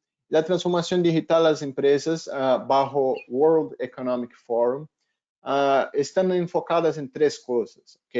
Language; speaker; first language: Spanish; non-native, fluent; Portuguese